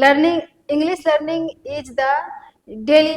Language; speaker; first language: English; non-native, learner; Hindi